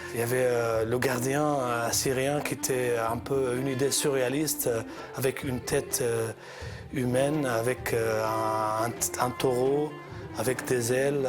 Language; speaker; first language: French; non-native, fluent; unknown